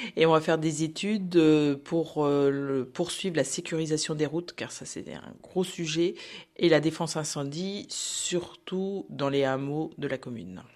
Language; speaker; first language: French; native; French